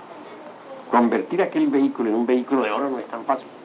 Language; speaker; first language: Spanish; native; Spanish